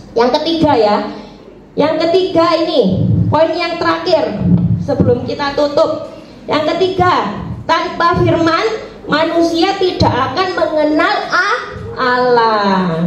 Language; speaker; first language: Indonesian; native; Indonesian